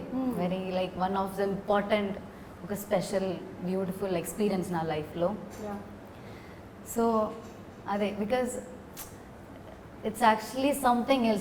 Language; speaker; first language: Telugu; non-native, learner; Malayalam